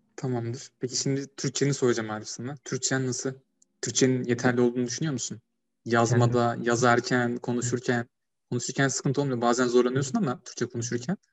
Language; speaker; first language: Turkish; native; Turkish